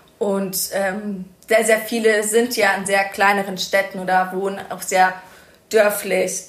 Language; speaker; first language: German; early bilingual, other home language; Persian